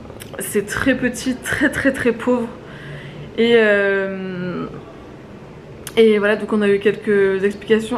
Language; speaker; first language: French; native; French